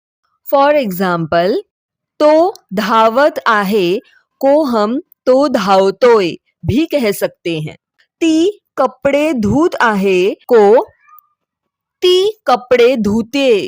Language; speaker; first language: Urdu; non-native, local second language; Marathi